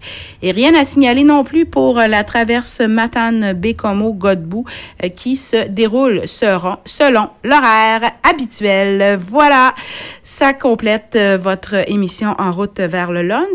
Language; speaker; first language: French; native; French